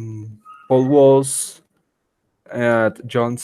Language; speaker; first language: English; non-native, learner; Spanish